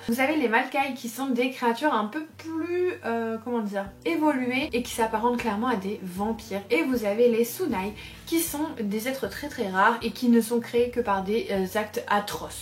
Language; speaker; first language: French; native; French